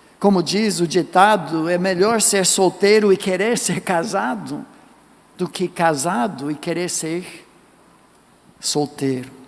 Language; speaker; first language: Portuguese; non-native, fluent; English